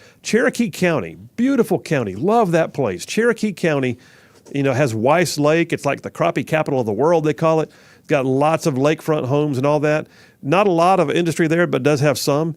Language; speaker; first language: English; native; English